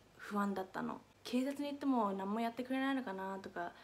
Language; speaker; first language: Japanese; non-native, fluent; English